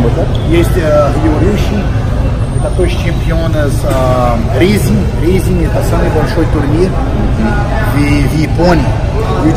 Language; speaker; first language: Russian; non-native, learner; Portuguese